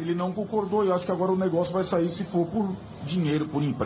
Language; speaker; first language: Portuguese; native; Portuguese